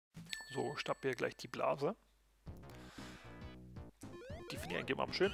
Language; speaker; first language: German; native; German